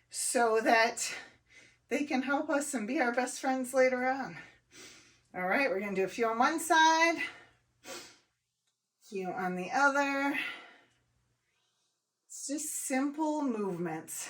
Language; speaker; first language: English; native; English